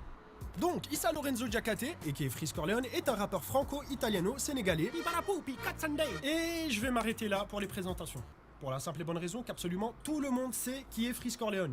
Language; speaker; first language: French; native; French